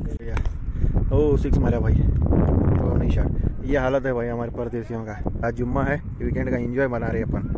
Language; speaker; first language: Hindi; non-native, local second language; Urdu